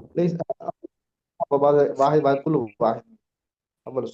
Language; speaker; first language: Arabic; non-native, learner; Urdu